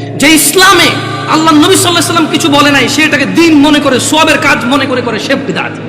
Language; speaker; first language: Bangla; early bilingual, heritage; Bangla